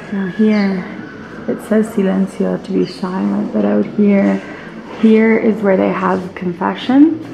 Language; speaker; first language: English; early bilingual, heritage; English